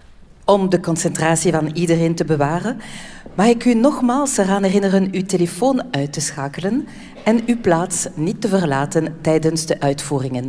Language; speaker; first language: Dutch; non-native, local second language; French